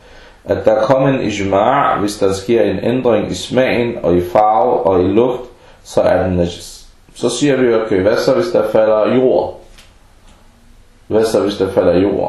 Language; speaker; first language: Danish; early bilingual, other home language; Arabic